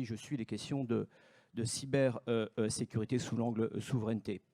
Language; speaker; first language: French; native; French